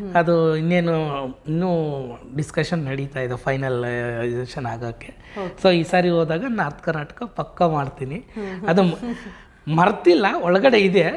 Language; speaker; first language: Kannada; native; Kannada